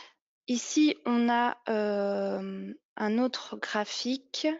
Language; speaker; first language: French; native; French